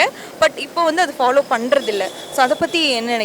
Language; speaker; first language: Tamil; native; Tamil